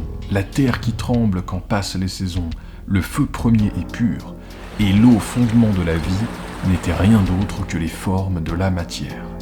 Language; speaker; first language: French; native; French